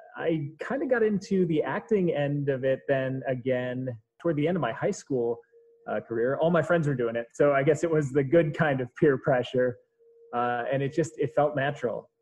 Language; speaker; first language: English; native; English